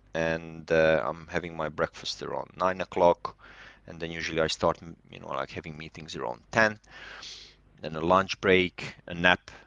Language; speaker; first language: English; non-native, fluent; Hungarian